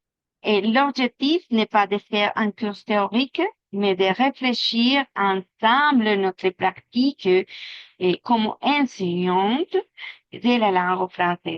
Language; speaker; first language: French; non-native, fluent; Spanish